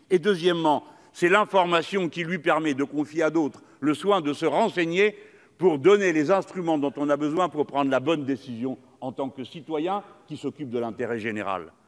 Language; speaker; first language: French; native; French